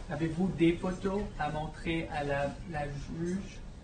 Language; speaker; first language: French; non-native, fluent; English